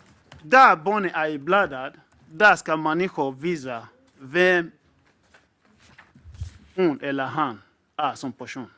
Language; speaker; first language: Swedish; non-native, fluent; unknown